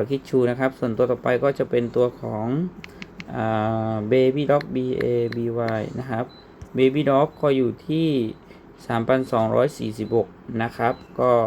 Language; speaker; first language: Thai; native; Thai